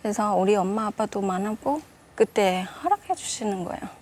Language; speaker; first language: Korean; non-native, fluent; Vietnamese